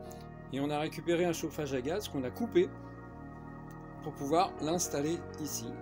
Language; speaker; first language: French; native; French